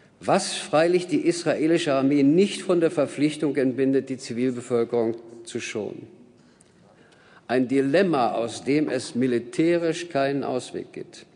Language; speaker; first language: German; native; German